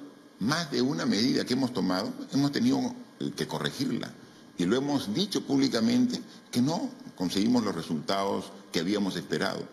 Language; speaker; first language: Spanish; native; Spanish